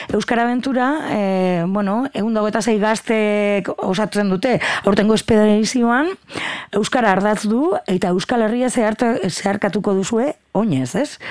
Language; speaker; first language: Basque; native; Basque